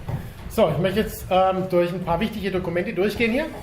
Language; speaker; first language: German; native; German